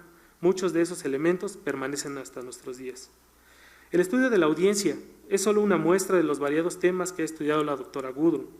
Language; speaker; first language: Spanish; native; Spanish